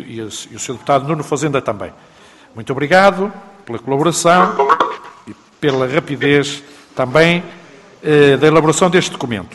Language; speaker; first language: Portuguese; native; Portuguese